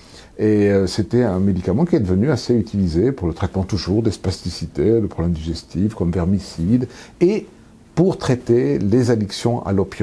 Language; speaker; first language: French; native; French